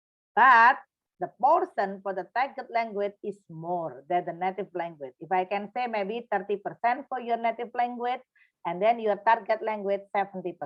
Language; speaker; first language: English; non-native, fluent; Indonesian